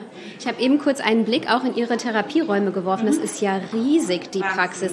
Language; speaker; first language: German; native; German